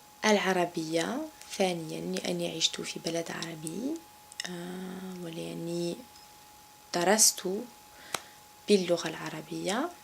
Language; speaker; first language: Arabic; non-native, local second language; Kabyle